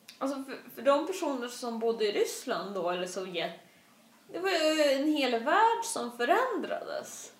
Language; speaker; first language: Swedish; early bilingual, other home language; Russian